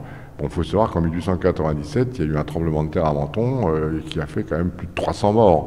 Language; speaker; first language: French; native; French